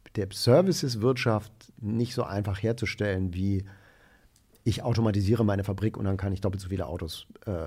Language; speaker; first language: German; native; German